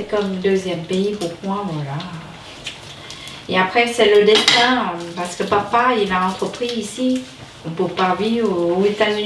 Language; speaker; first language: French; non-native, learner; Vietnamese